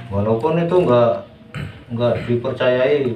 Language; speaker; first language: Indonesian; non-native, local second language; Javanese